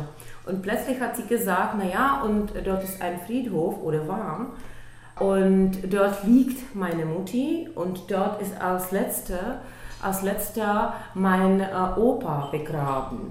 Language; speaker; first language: German; non-native, local second language; Czech